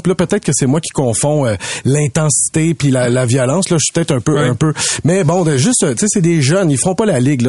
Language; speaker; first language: French; native; French